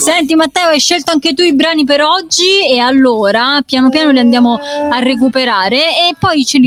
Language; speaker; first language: Italian; native; Italian